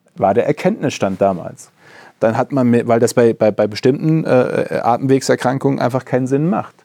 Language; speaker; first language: German; native; German